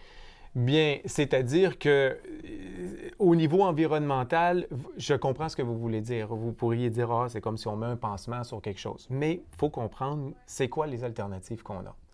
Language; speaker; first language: French; native; French